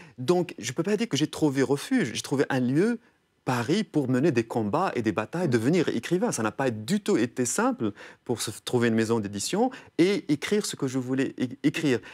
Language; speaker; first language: French; non-native, local second language; Arabic